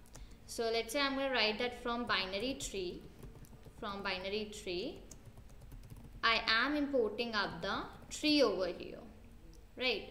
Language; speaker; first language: English; non-native, local second language; Hindi